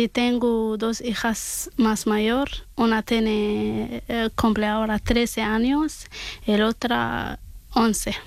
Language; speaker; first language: Spanish; non-native, learner; Arabic